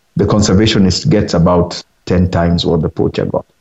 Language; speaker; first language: English; non-native, local second language; Luo (Kenya and Tanzania)